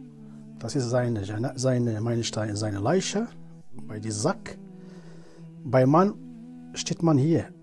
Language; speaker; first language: German; non-native, learner; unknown